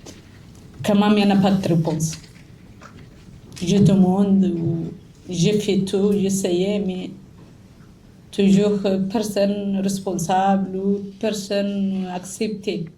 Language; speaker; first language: French; non-native, learner; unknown